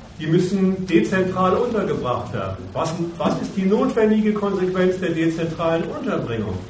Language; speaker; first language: German; native; German